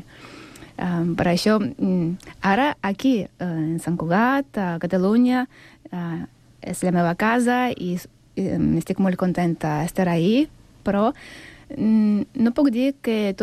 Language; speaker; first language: Catalan; non-native, learner; Russian